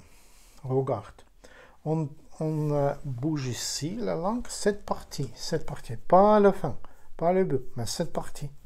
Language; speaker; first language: French; non-native, fluent; Ukrainian